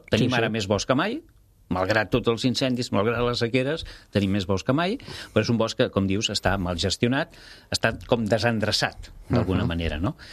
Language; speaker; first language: Catalan; native; Catalan